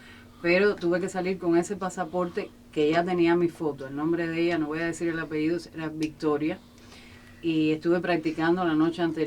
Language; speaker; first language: Spanish; native; Spanish